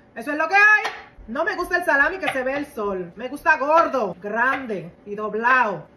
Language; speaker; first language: Spanish; native; Spanish